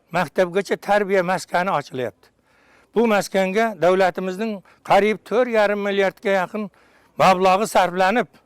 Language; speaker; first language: Uzbek; native; Uzbek